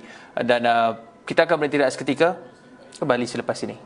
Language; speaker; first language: Malay; native; Malay